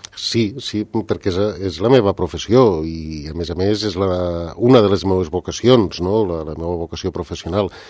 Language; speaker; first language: Catalan; native; Catalan